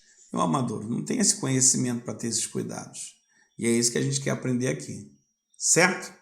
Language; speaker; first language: Portuguese; native; Portuguese